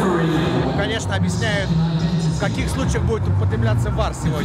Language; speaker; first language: Russian; native; Russian